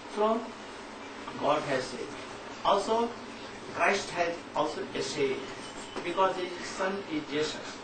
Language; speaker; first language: English; non-native, local second language; Hindi